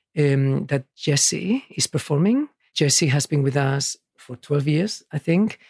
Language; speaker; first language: English; early bilingual, other home language; Catalan